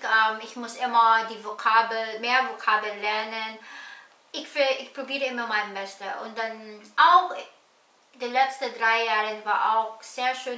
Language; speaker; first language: German; non-native, learner; Filipino